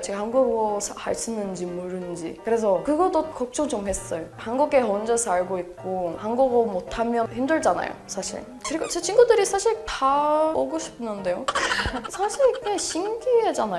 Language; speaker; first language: Korean; non-native, learner; English